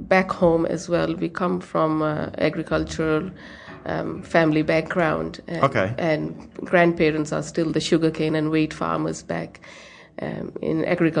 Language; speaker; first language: English; non-native, local second language; Hindi